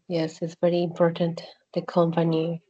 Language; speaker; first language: English; non-native, learner; Spanish